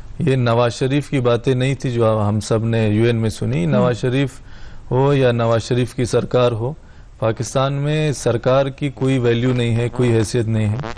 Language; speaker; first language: Urdu; non-native, local second language; Baluchi